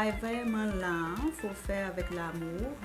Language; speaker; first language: French; non-native, learner; Portuguese